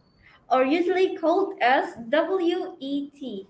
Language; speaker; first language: English; non-native, learner; Indonesian